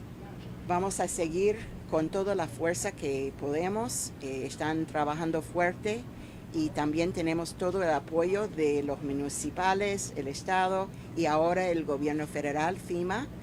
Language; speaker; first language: Spanish; non-native, fluent; English